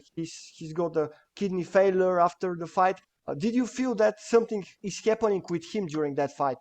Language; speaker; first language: English; non-native, fluent; Bulgarian